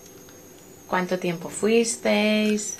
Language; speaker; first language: Spanish; non-native, fluent; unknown